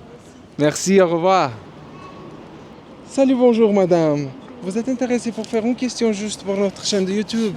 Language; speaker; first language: French; non-native, learner; Portuguese